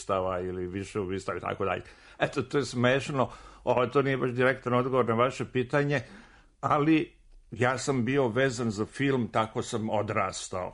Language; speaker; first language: Serbian; native; Serbian